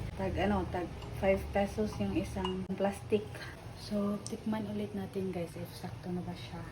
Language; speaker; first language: Filipino; non-native, local second language; Cebuano